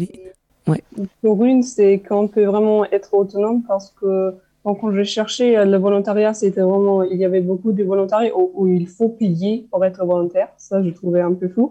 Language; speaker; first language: French; non-native, fluent; German